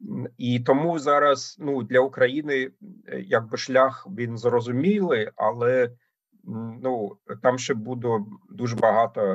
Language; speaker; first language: Ukrainian; non-native, fluent; German